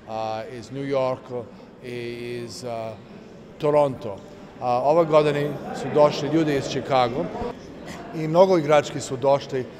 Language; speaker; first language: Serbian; non-native, learner; English